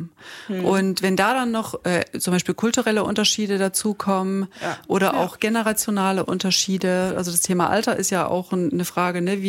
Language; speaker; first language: German; native; German